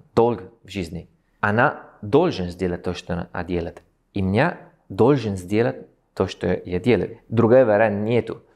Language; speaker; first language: Russian; non-native, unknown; Italian